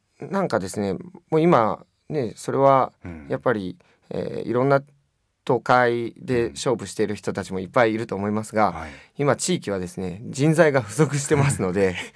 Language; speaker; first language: Japanese; native; Japanese